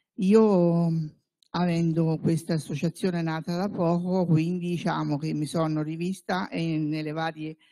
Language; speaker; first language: Italian; native; Italian